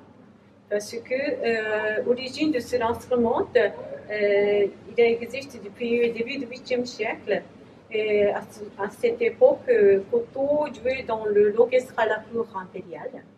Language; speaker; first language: French; non-native, learner; Japanese